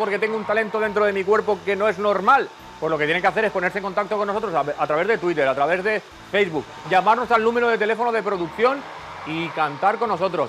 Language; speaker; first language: Spanish; native; Spanish